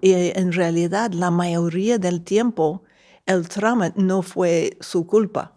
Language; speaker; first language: Spanish; non-native, fluent; English